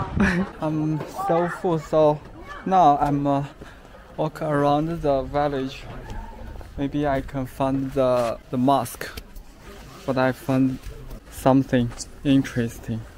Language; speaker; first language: English; non-native, local second language; Chinese